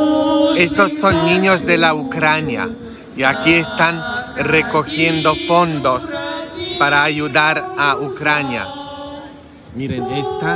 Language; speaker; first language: Spanish; non-native, fluent; Polish